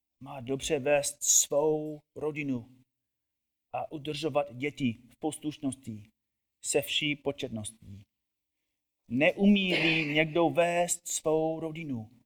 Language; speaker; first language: Czech; non-native, fluent; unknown